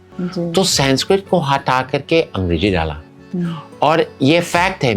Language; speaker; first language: Hindi; non-native, fluent; English